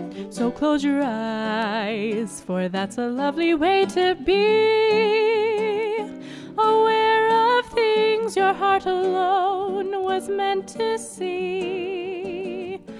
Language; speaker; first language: English; early bilingual, other home language; Portuguese